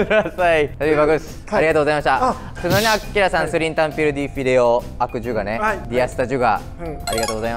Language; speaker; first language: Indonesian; non-native, fluent; Japanese